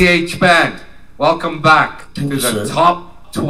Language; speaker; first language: English; non-native, fluent; Nepali